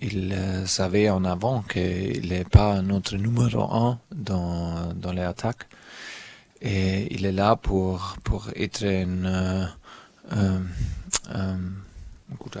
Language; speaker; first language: French; non-native, learner; German